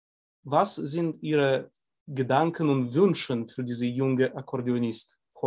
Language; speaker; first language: German; non-native, fluent; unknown